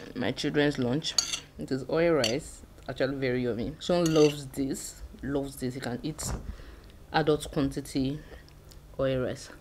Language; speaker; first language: English; non-native, local second language; Yoruba